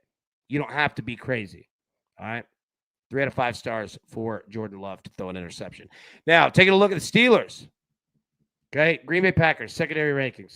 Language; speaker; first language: English; native; English